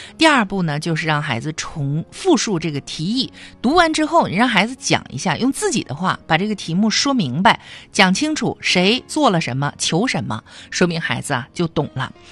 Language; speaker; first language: Chinese; native; Chinese